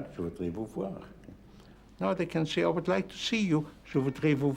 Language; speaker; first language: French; non-native, fluent; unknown